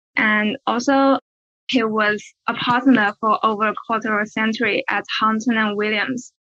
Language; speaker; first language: English; non-native, fluent; Chinese